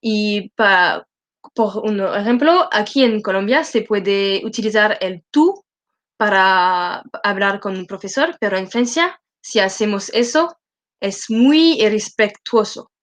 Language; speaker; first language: Spanish; non-native, learner; French